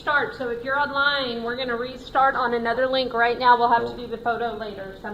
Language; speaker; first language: English; native; English